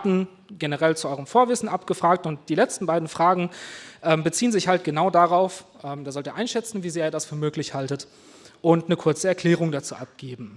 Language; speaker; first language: German; native; German